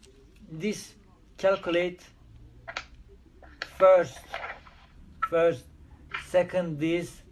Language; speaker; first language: English; non-native, learner; Turkish